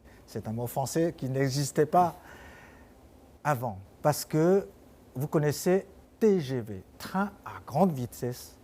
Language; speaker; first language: French; non-native, fluent; Chinese